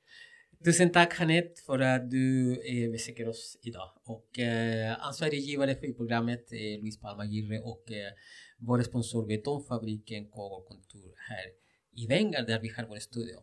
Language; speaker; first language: Swedish; non-native, fluent; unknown